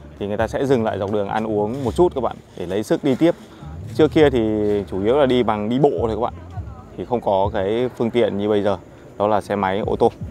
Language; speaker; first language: Vietnamese; non-native, local second language; Hmong